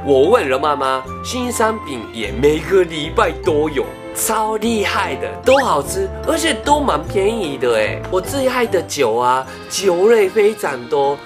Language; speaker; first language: Chinese; non-native, fluent; Japanese